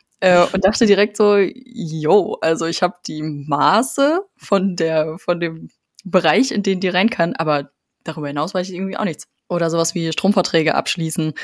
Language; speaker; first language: German; native; German